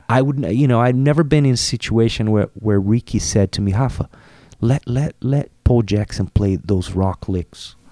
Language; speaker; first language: English; non-native, fluent; Portuguese